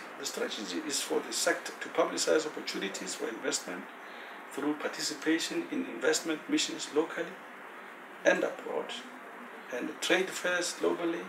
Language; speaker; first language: English; non-native, local second language; Tswana